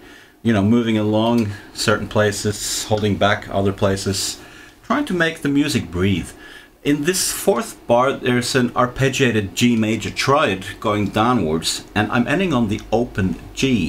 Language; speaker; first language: English; non-native, fluent; Norwegian